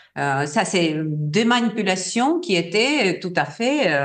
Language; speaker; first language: French; non-native, fluent; Georgian